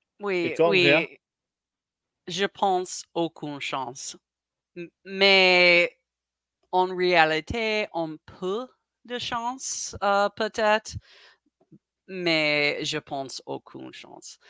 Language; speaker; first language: French; non-native, learner; English